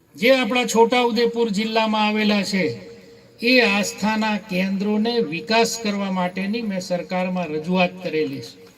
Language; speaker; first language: Gujarati; native; Gujarati